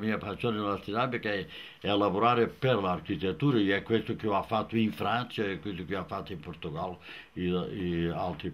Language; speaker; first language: Italian; non-native, fluent; Portuguese